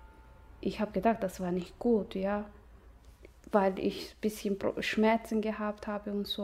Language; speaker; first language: German; non-native, learner; Somali